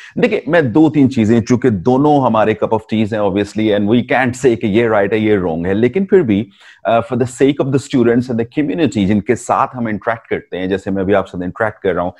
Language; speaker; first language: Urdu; non-native, local second language; Punjabi